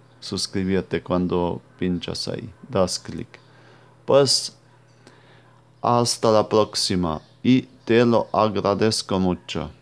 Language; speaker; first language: Spanish; non-native, fluent; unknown